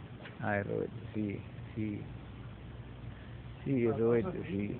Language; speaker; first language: Spanish; native; Spanish